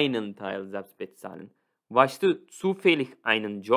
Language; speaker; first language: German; non-native, fluent; Turkish